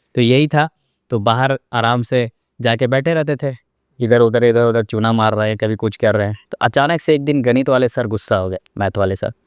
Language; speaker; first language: Hindi; native; Hindi